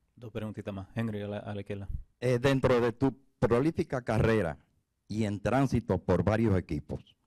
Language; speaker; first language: Spanish; native; Spanish